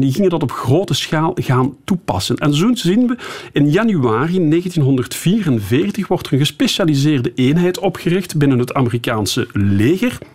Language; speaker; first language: Dutch; native; Dutch